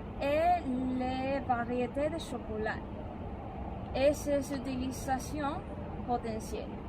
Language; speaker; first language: French; non-native, learner; Spanish